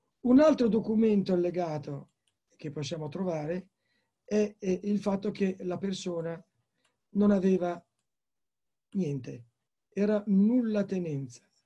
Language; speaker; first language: Italian; native; Italian